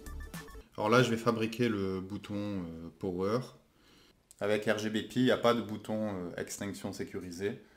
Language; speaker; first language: French; native; French